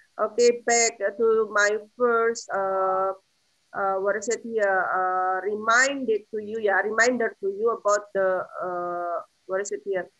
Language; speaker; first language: English; non-native, fluent; Indonesian